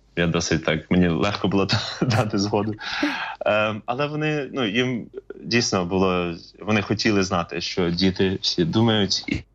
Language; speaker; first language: Ukrainian; early bilingual, other home language; English